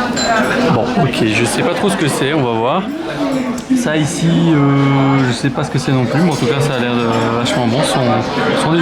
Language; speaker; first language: French; native; French